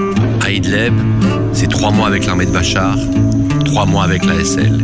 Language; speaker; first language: French; non-native, learner; Arabic